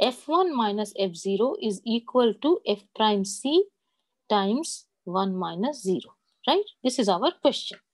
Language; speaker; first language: English; non-native, local second language; Bangla